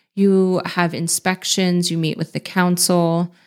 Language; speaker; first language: English; native; English